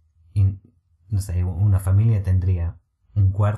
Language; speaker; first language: Spanish; non-native, fluent; English